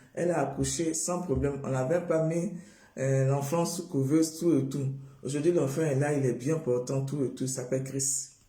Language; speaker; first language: French; non-native, local second language; Baoulé